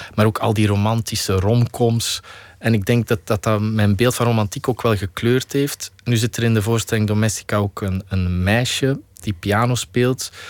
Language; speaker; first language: Dutch; native; Dutch